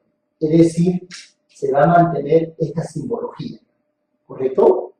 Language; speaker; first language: Spanish; native; Spanish